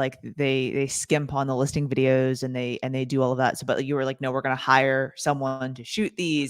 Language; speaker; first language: English; native; English